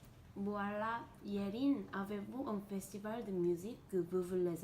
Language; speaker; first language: French; non-native, learner; Korean